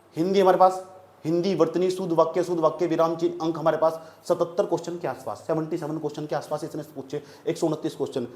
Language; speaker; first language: Hindi; native; Hindi